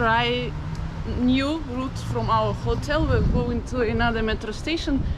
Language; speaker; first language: English; non-native, fluent; Russian